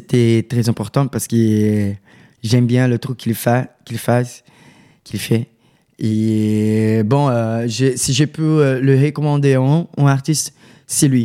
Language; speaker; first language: French; non-native, learner; Portuguese